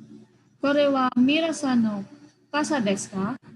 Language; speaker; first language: Japanese; non-native, learner; Filipino